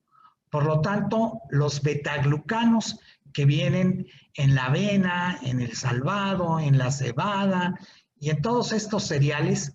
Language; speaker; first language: Spanish; native; Spanish